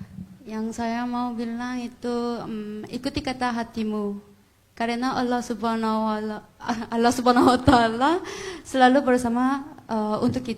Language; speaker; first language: Indonesian; non-native, learner; Korean